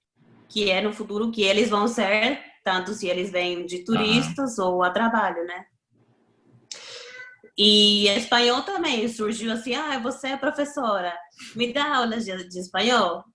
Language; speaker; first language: Portuguese; non-native, fluent; Spanish